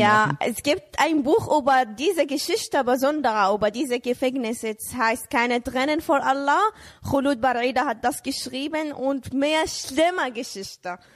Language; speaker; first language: German; non-native, learner; Arabic